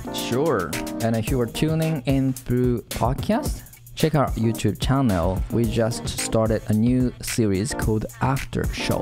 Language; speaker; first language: English; non-native, fluent; Japanese